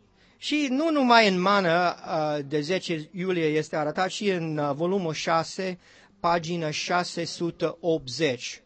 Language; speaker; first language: Romanian; non-native, learner; English